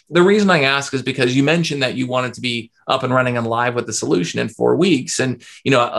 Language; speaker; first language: English; native; English